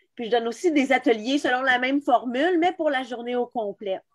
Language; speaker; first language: French; native; French